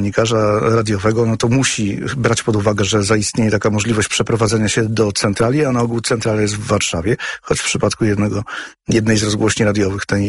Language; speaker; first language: Polish; native; Polish